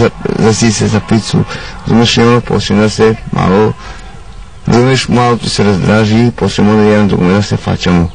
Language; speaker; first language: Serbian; non-native, local second language; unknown